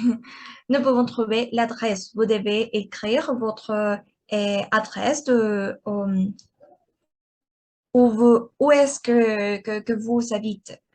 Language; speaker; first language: French; non-native, learner; Spanish